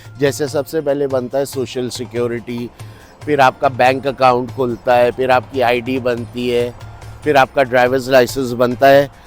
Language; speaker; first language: Urdu; native; Urdu